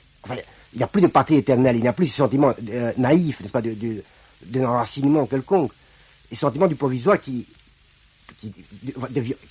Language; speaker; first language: French; non-native, fluent; Romanian